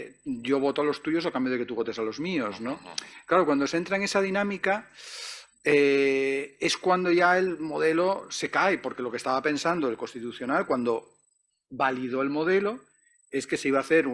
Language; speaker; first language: Spanish; native; Spanish